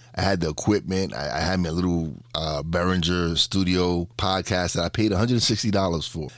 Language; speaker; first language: English; native; English